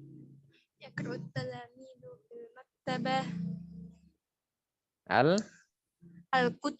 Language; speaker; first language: Arabic; non-native, learner; Indonesian